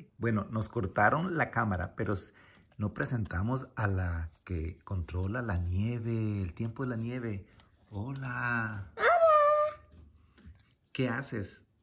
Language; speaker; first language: Spanish; early bilingual, heritage; Spanish